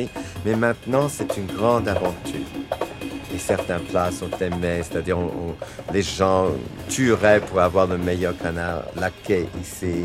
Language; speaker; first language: French; non-native, fluent; English